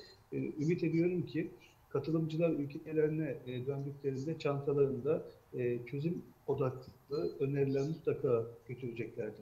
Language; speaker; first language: Turkish; native; Turkish